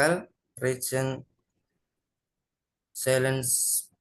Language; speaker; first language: English; non-native, learner; Indonesian